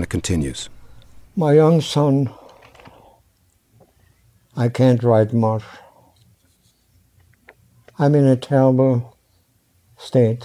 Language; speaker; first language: English; non-native, fluent; German